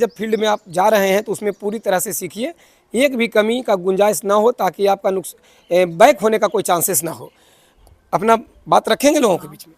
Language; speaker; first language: Hindi; native; Hindi